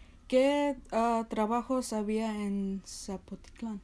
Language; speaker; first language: Spanish; early bilingual, heritage; Spanish